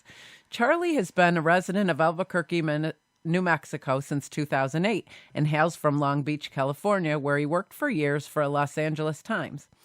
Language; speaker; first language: English; native; English